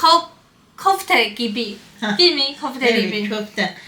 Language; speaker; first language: Turkish; non-native, learner; Chinese